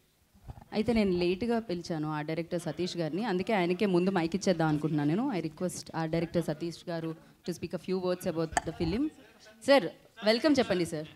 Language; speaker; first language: Telugu; native; Telugu